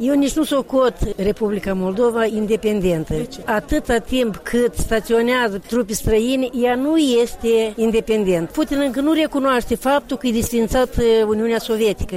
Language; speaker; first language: Romanian; native; Romanian